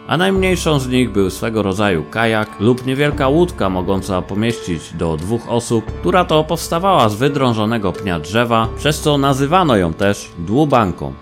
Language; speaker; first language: Polish; native; Polish